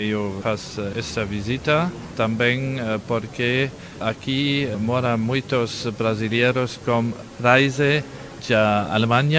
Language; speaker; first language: Portuguese; non-native, fluent; German